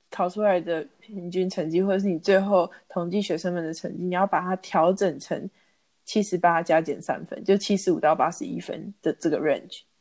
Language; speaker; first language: Chinese; native; Chinese